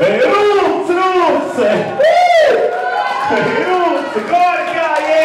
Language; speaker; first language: Russian; non-native, local second language; Latvian